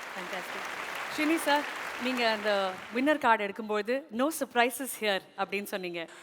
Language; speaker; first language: Tamil; native; Tamil